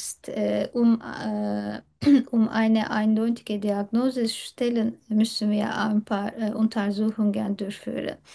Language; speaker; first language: German; non-native, learner; Turkish